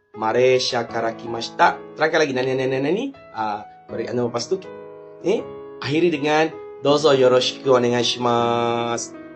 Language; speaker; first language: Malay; native; Malay